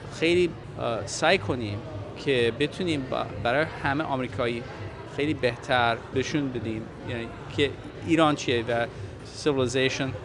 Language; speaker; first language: Persian; non-native, fluent; English